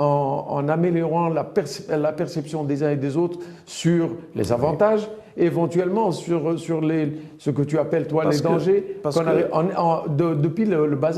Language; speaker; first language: French; non-native, local second language; Arabic